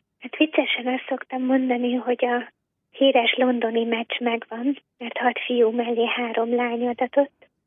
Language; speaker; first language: Hungarian; native; Hungarian